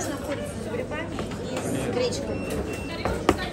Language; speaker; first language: Russian; native; Russian